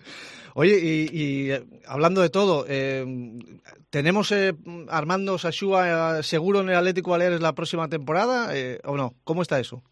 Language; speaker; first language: Spanish; native; Spanish